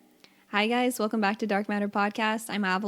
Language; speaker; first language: English; native; English